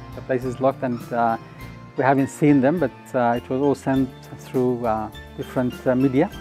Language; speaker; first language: English; non-native, fluent; Arabic